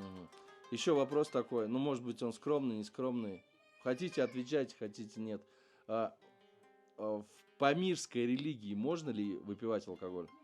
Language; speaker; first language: Russian; native; Russian